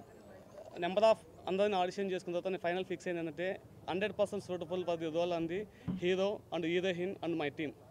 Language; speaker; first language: Telugu; native; Telugu